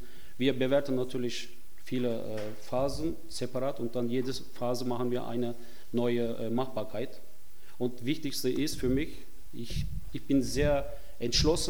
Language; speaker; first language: German; non-native, fluent; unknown